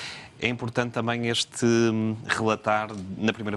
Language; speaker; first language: Portuguese; native; Portuguese